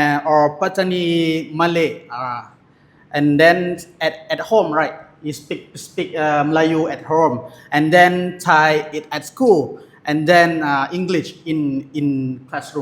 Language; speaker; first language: English; non-native, learner; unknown